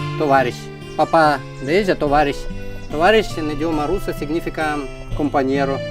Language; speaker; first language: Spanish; non-native, learner; Russian